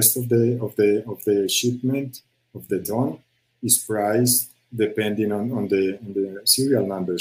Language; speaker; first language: English; non-native, fluent; Spanish